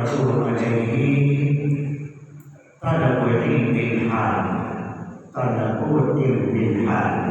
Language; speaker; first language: Arabic; non-native, fluent; Indonesian